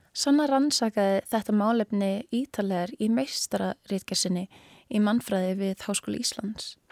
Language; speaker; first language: Icelandic; native; Icelandic